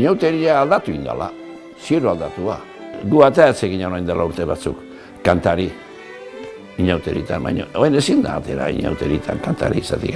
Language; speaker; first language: Basque; native; Basque